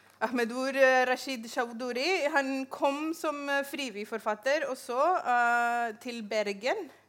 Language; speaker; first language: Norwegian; non-native, fluent; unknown